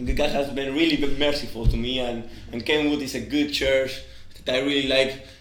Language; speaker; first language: English; non-native, fluent; Spanish